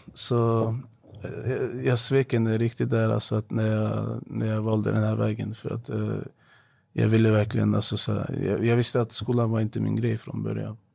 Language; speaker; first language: Swedish; non-native, fluent; Arabic